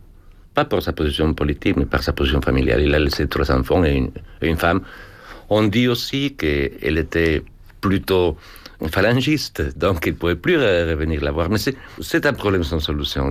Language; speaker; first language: French; non-native, fluent; Spanish